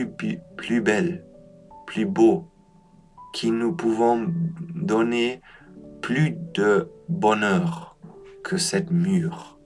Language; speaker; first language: French; non-native, learner; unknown